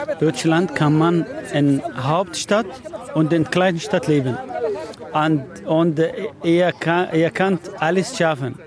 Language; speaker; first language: German; non-native, learner; Arabic